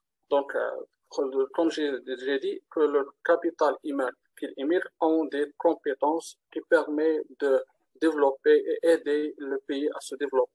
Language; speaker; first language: French; non-native, learner; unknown